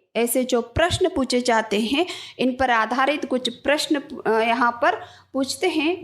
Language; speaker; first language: Hindi; non-native, local second language; Kannada